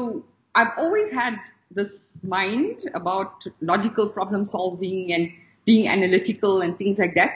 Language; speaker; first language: English; native; English